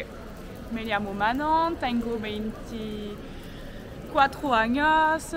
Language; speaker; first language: Spanish; non-native, learner; French